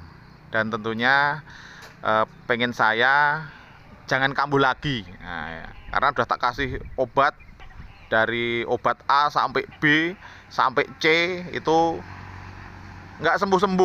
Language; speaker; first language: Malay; non-native, local second language; Javanese